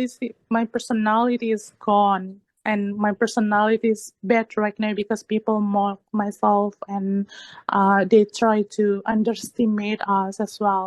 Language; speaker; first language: English; non-native, learner; Indonesian